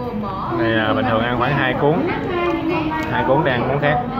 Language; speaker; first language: Vietnamese; native; Vietnamese